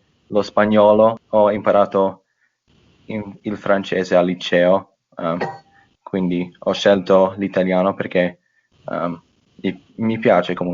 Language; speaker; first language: Italian; non-native, fluent; English